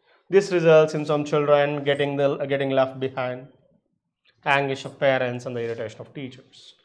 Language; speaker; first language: English; non-native, local second language; Telugu